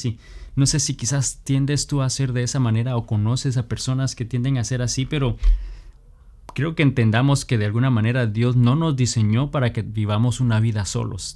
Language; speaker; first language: Spanish; native; Spanish